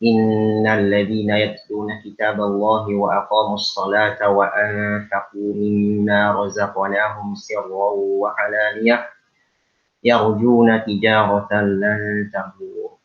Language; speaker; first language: Arabic; non-native, fluent; Indonesian